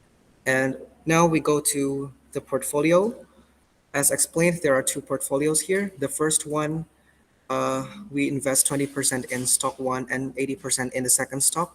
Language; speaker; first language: English; non-native, fluent; Indonesian